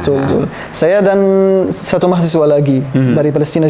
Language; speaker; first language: Indonesian; non-native, learner; Arabic